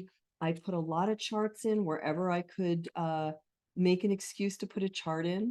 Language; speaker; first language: English; native; English